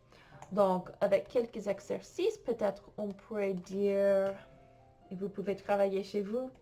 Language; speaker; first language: French; non-native, fluent; English